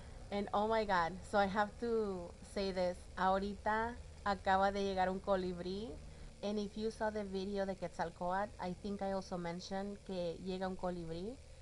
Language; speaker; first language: English; early bilingual, other home language; Spanish